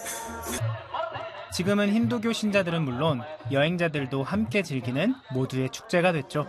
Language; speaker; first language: Korean; native; Korean